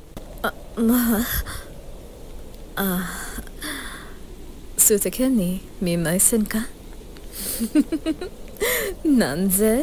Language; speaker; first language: Japanese; non-native, learner; English